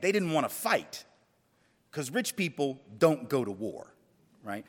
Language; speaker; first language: English; native; English